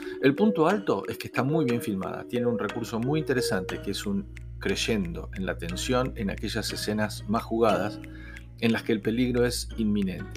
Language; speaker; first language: Spanish; native; Spanish